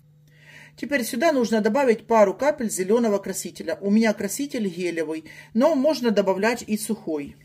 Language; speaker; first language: Russian; native; Russian